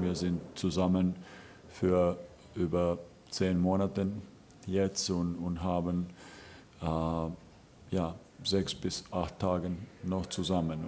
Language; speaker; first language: German; non-native, fluent; Finnish